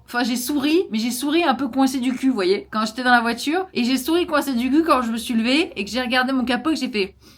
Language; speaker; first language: French; early bilingual, other home language; Portuguese